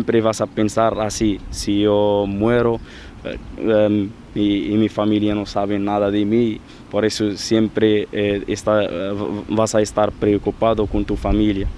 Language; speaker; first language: Spanish; non-native, fluent; Arabic